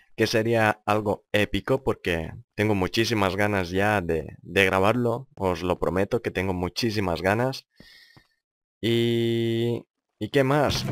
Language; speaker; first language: Spanish; non-native, fluent; Lithuanian